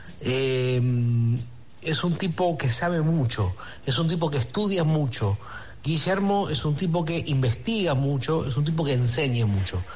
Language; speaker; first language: Spanish; native; Spanish